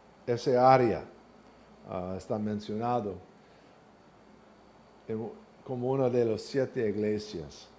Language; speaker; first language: Spanish; non-native, learner; English